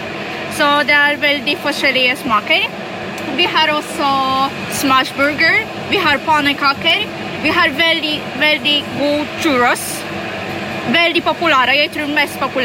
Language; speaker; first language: Norwegian; non-native, learner; Polish